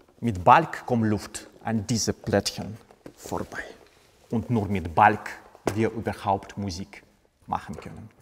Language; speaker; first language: German; non-native, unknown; Ukrainian